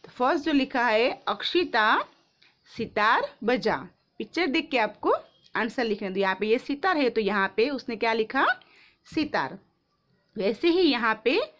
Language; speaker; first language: Hindi; non-native, local second language; Gujarati